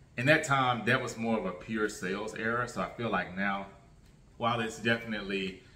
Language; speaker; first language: English; native; English